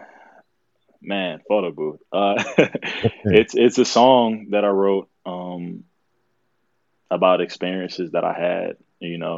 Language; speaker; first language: English; native; English